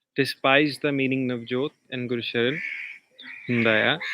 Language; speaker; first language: English; non-native, local second language; Punjabi